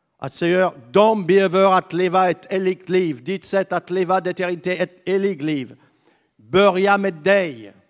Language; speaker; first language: Swedish; non-native, fluent; French